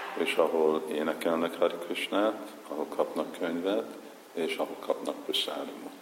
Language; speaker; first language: Hungarian; early bilingual, heritage; Hungarian